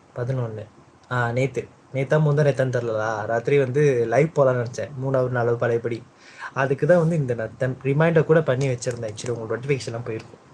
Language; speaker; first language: Tamil; early bilingual, heritage; Tamil